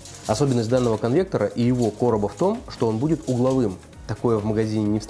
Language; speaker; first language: Russian; native; Russian